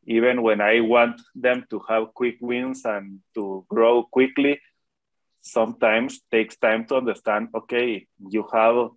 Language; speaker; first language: English; non-native, fluent; Spanish